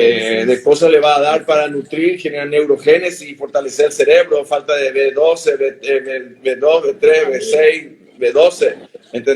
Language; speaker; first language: Spanish; native; Spanish